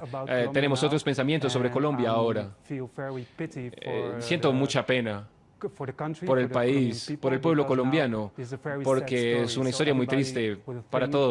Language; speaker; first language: Spanish; non-native, fluent; Dutch